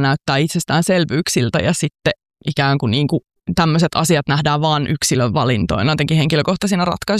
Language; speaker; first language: Finnish; native; Finnish